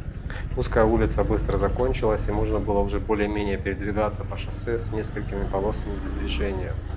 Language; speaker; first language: Russian; native; Russian